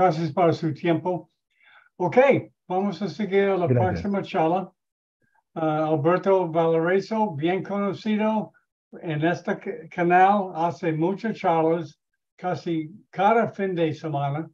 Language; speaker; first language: Spanish; non-native, learner; English